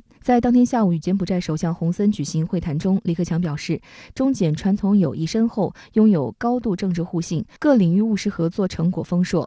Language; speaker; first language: Chinese; native; Chinese